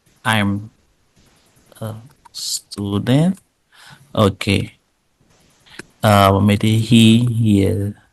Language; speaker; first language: English; non-native, fluent; Haitian Creole